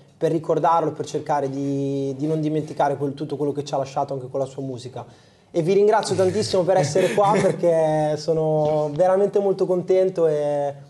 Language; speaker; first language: Italian; native; Italian